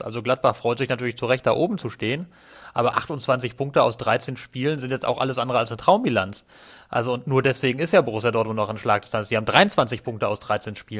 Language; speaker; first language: German; native; German